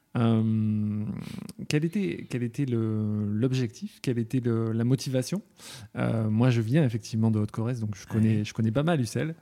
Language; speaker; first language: French; native; French